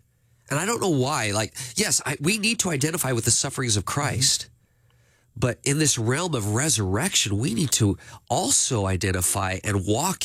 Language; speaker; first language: English; native; English